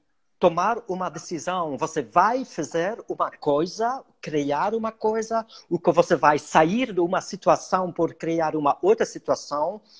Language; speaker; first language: Portuguese; non-native, learner; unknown